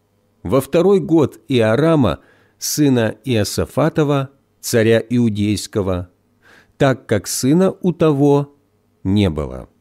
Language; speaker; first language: Russian; native; Russian